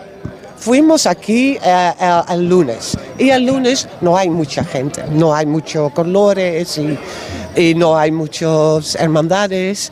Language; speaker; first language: Spanish; non-native, learner; Dutch